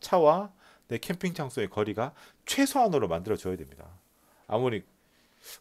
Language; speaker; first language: Korean; native; Korean